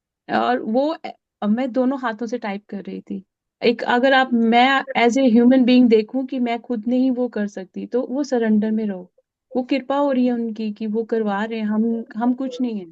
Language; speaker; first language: Hindi; native; Hindi